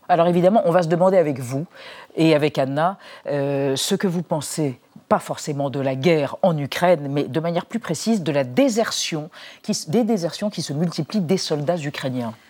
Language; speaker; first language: French; native; French